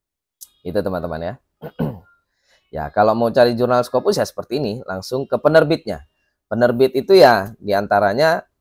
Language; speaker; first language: Indonesian; native; Indonesian